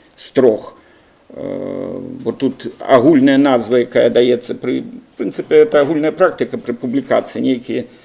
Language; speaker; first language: Belarusian; native; Belarusian